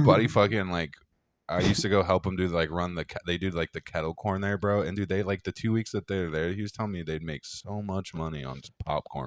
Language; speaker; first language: English; native; English